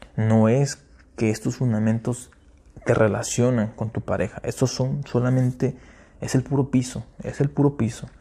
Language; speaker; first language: Spanish; early bilingual, heritage; Spanish